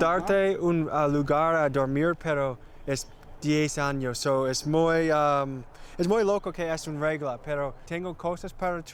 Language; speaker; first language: Spanish; non-native, learner; English